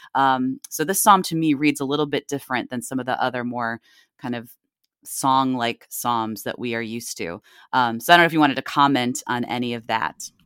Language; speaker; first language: English; native; English